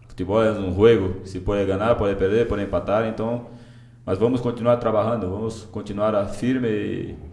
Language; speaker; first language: Spanish; non-native, learner; Portuguese